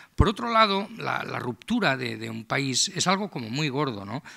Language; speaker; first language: Spanish; native; Spanish